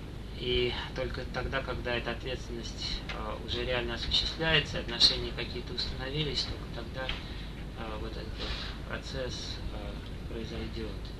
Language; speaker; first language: Russian; native; Russian